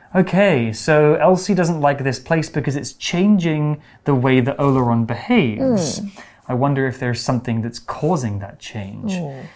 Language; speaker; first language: English; native; English